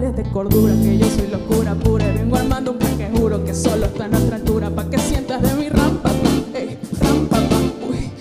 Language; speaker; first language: Spanish; native; Spanish